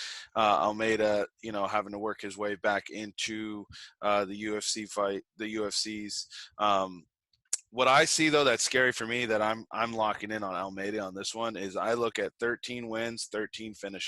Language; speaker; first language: English; native; English